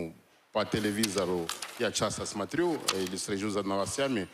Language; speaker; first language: Russian; non-native, fluent; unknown